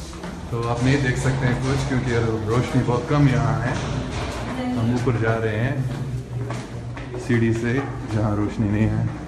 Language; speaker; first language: Hindi; non-native, local second language; English